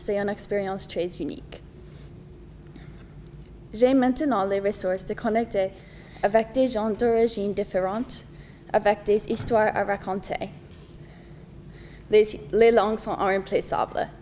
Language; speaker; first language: French; non-native, learner; English